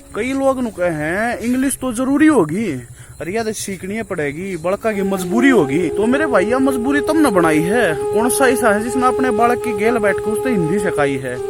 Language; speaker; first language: Hindi; native; Hindi